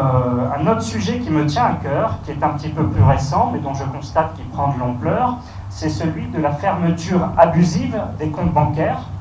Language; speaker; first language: French; native; French